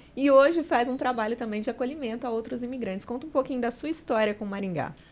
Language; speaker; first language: Portuguese; native; Portuguese